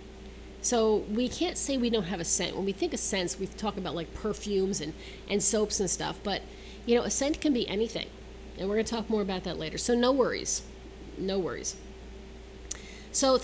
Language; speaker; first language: English; native; English